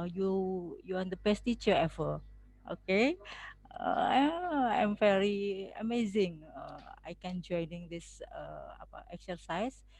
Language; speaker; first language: English; non-native, local second language; Javanese